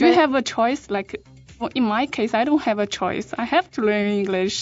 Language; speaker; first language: English; non-native, fluent; Chinese